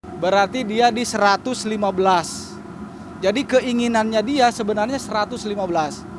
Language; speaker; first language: Indonesian; native; Indonesian